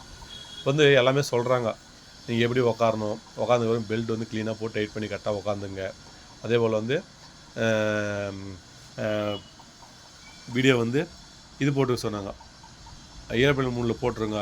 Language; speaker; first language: Tamil; native; Tamil